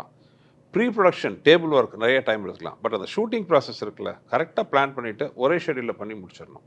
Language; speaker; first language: Tamil; native; Tamil